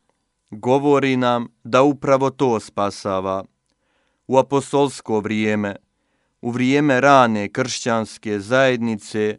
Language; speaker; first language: Croatian; native; Croatian